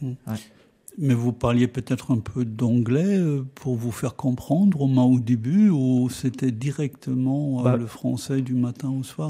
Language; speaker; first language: French; native; French